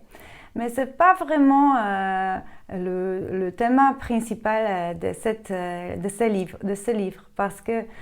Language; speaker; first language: French; non-native, fluent; Polish